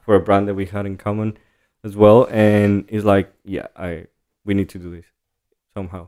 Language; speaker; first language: English; non-native, fluent; Spanish